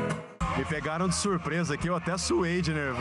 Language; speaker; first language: Portuguese; native; Portuguese